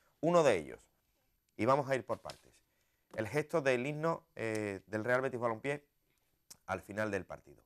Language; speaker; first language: Spanish; native; Spanish